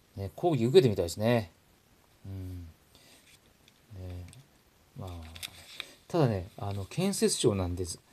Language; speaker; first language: Japanese; native; Japanese